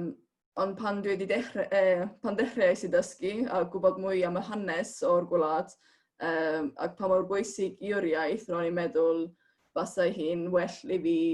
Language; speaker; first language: Welsh; non-native, fluent; Estonian